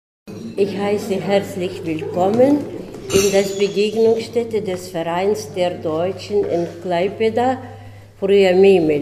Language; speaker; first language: German; early bilingual, heritage; German